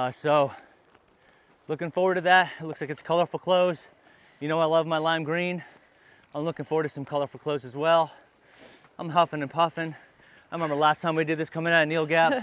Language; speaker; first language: English; native; English